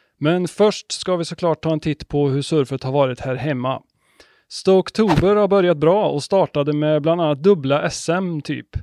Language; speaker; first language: Swedish; native; Swedish